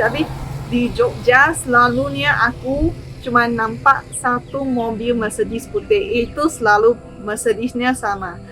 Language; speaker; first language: Indonesian; non-native, fluent; Chinese